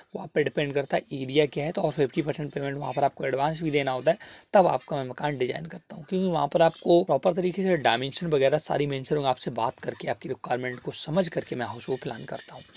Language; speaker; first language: Hindi; native; Hindi